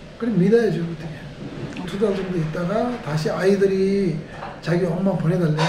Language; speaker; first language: Korean; non-native, fluent; Nepali